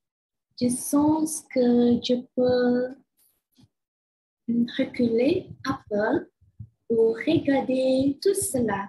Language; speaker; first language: French; non-native, learner; Chinese